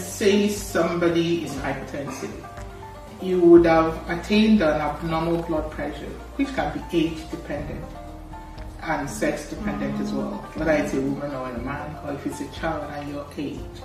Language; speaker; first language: English; non-native, local second language; Igbo